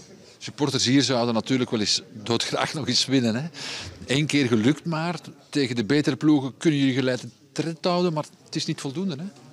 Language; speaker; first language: Dutch; native; Dutch